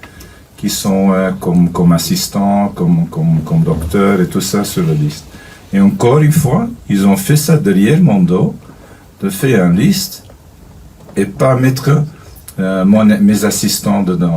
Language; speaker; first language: French; non-native, fluent; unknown